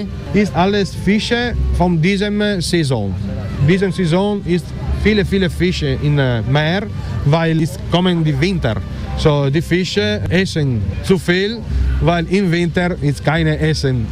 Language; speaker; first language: German; non-native, learner; Italian